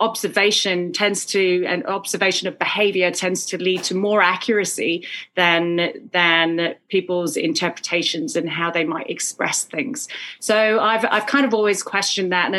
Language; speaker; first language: English; native; English